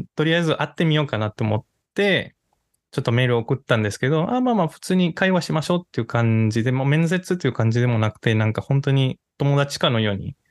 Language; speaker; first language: Japanese; non-native, fluent; Spanish